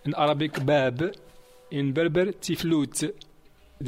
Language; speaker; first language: English; non-native, learner; Arabic